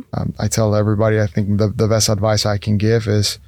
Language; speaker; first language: English; non-native, fluent; Spanish